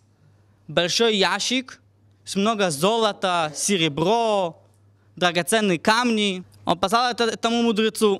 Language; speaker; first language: Russian; non-native, fluent; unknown